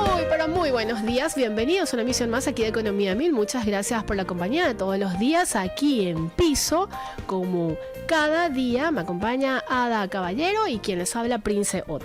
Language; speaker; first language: Spanish; native; Spanish